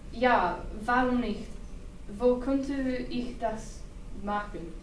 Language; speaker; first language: German; non-native, learner; English